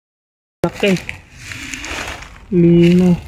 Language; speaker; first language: Filipino; native; Filipino